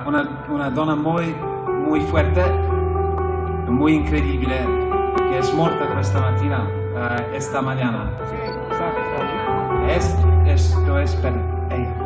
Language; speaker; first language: Spanish; non-native, learner; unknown